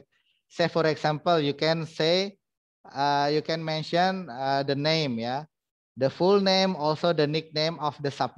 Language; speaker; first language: English; non-native, fluent; Indonesian